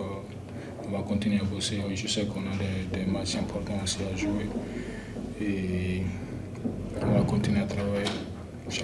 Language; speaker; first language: French; non-native, fluent; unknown